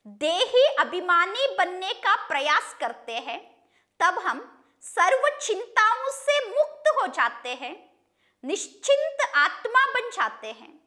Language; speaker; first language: Hindi; non-native, local second language; Kannada